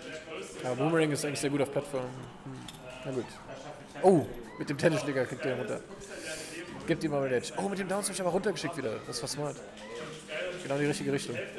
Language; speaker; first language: German; native; German